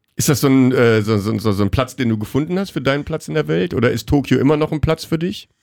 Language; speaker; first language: German; native; German